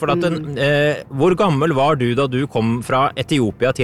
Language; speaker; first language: Norwegian; native; Norwegian